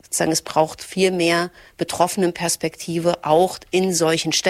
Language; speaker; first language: German; native; German